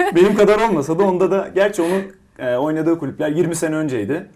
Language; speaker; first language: Turkish; native; Turkish